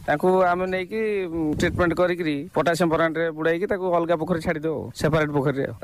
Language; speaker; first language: Odia; native; Odia